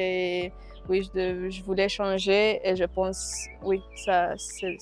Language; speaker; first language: French; non-native, local second language; Rundi